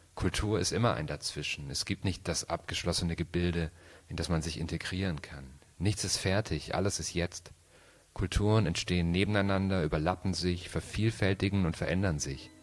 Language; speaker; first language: German; native; German